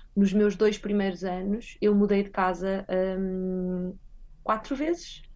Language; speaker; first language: Portuguese; native; Portuguese